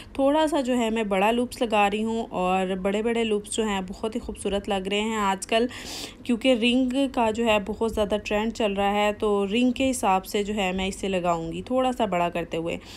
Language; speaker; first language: Urdu; native; Urdu